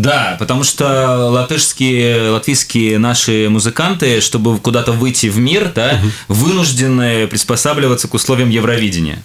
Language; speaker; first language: Russian; native; Russian